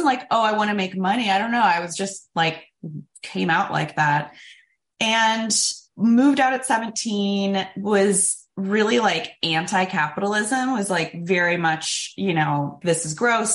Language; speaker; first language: English; native; English